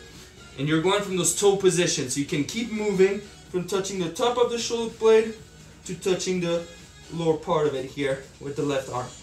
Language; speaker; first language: English; native; English